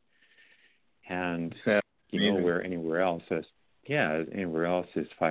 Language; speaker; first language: English; native; English